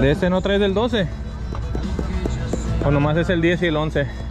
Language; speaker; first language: Spanish; early bilingual, heritage; Spanish